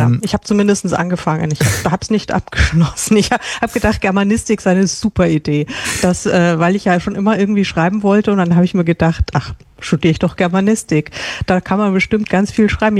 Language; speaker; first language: German; native; German